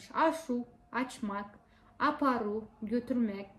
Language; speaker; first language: Turkish; non-native, fluent; Kazakh